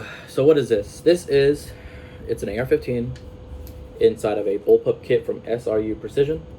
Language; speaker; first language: English; native; English